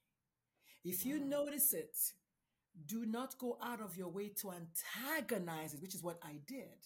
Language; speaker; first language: English; non-native, local second language; Igbo